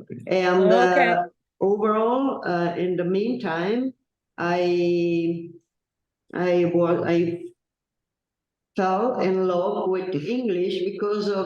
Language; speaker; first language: English; non-native, learner; Italian